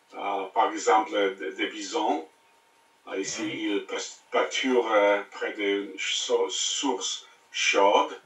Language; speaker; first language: French; non-native, learner; English